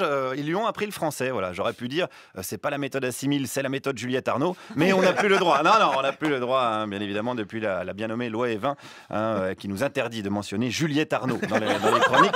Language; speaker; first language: French; native; French